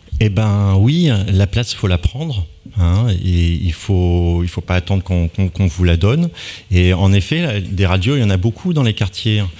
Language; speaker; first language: French; native; French